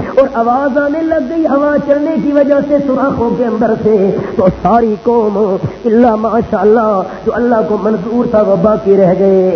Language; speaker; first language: Urdu; non-native, local second language; Punjabi